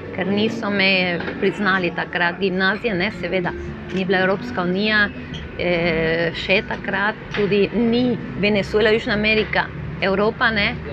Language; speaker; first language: Slovenian; non-native, fluent; Spanish